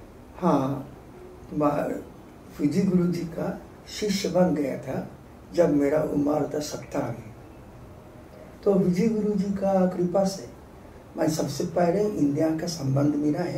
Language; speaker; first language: Hindi; non-native, fluent; Japanese